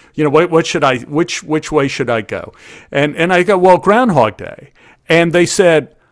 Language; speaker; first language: English; native; English